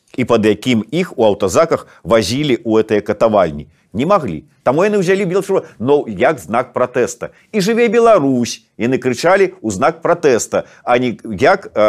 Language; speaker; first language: Belarusian; native; Belarusian